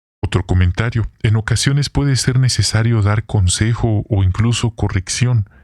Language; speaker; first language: Spanish; native; Spanish